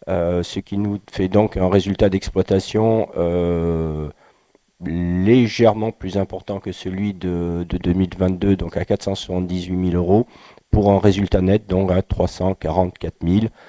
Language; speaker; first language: French; native; French